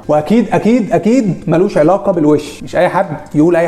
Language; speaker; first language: Arabic; native; Arabic